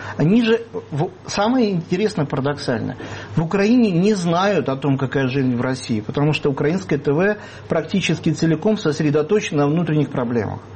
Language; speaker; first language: Russian; native; Russian